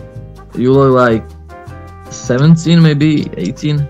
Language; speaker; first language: English; non-native, learner; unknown